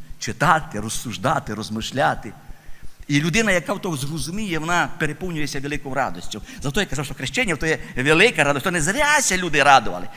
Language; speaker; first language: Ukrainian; native; Ukrainian